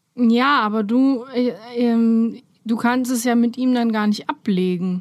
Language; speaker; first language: German; early bilingual, other home language; Romanian